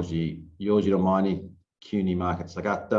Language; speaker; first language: Japanese; non-native, learner; English